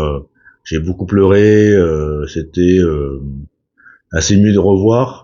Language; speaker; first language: French; early bilingual, other home language; Korean